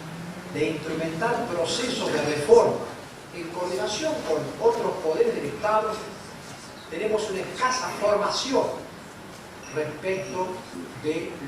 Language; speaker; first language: Spanish; native; Spanish